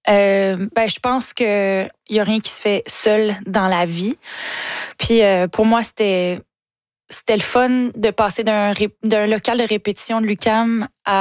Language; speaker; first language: French; native; French